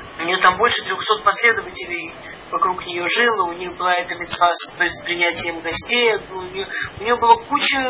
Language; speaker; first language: Russian; early bilingual, heritage; Russian